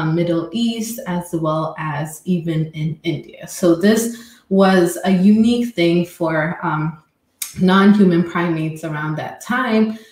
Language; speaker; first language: English; non-native, fluent; Amharic